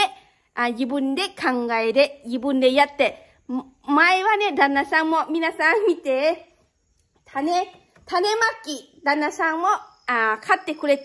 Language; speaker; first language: Japanese; non-native, learner; Lao